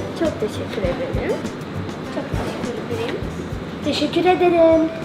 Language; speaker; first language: Turkish; non-native, learner; English